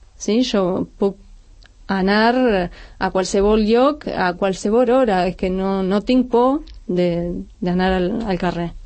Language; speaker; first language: Catalan; non-native, fluent; Spanish